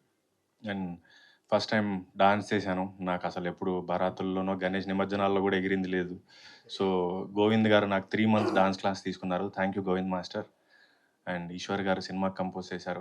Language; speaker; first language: Telugu; native; Telugu